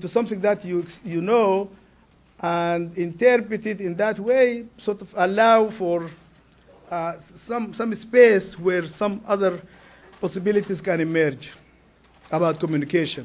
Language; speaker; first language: English; non-native, fluent; Arabic